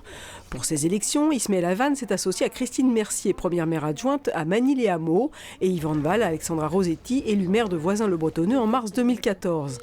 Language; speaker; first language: French; native; French